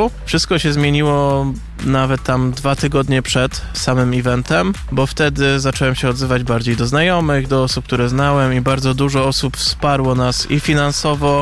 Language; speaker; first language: Polish; native; Polish